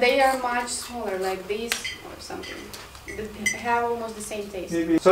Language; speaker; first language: English; non-native, fluent; Ukrainian